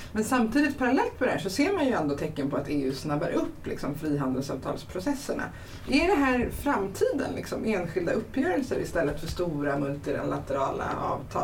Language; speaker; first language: Swedish; native; Swedish